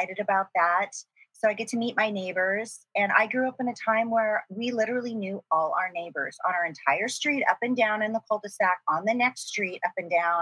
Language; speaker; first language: English; native; English